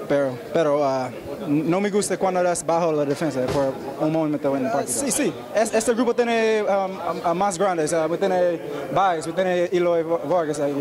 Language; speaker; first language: Spanish; early bilingual, heritage; English